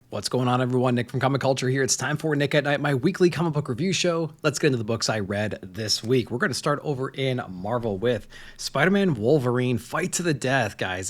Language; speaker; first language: English; native; English